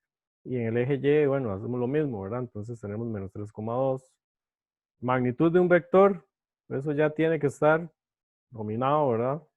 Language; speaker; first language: Spanish; native; Spanish